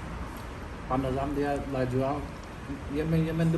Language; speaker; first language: Indonesian; non-native, learner; Chinese